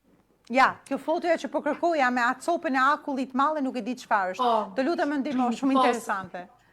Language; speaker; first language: Albanian; native; Albanian